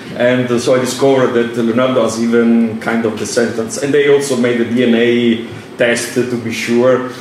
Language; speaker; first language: English; non-native, fluent; Italian